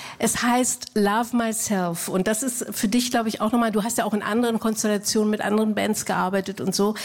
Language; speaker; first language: German; native; German